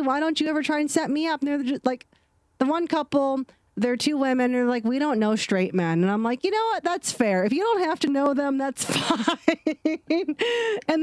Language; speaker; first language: English; native; English